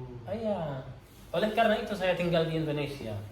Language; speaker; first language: Indonesian; non-native, learner; Arabic